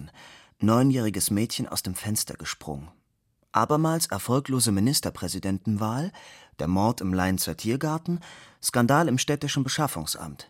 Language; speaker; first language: German; native; German